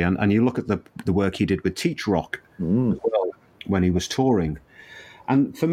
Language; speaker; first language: English; native; English